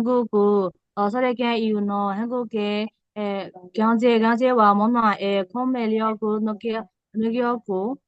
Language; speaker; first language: Korean; non-native, learner; Burmese